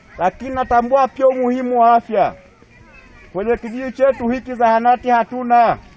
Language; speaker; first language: Swahili; native; Swahili